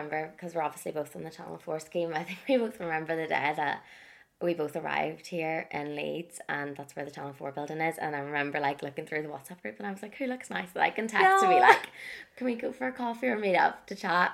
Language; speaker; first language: English; native; English